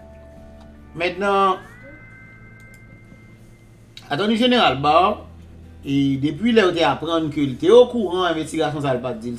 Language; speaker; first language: Haitian Creole; native; Haitian Creole